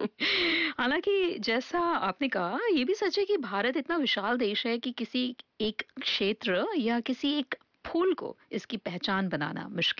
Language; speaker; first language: Hindi; native; Hindi